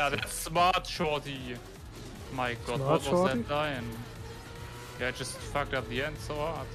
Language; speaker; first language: English; non-native, fluent; German